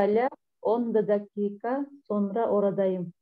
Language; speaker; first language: Turkish; non-native, learner; Kyrgyz